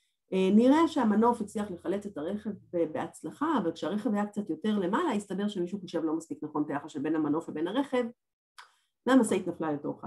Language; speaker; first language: Hebrew; native; Hebrew